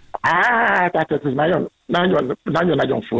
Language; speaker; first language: Hungarian; non-native, learner; Yoruba